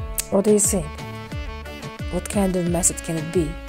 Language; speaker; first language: English; non-native, fluent; Uzbek